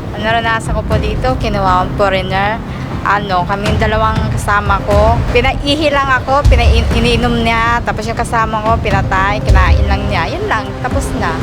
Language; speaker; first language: Filipino; non-native, local second language; Cebuano